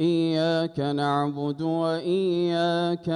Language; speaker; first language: Arabic; native; Arabic